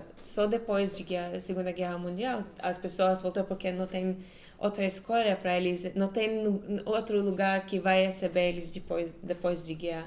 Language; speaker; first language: Portuguese; non-native, fluent; Hebrew